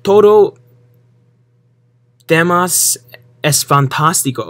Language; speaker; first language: Spanish; non-native, learner; English